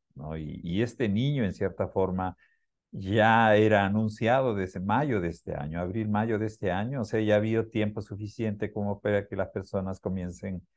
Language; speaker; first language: Spanish; native; Spanish